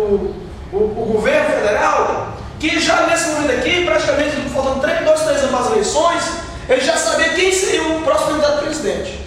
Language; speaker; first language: Portuguese; native; Portuguese